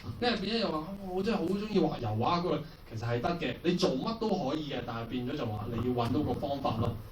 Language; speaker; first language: Cantonese; native; Cantonese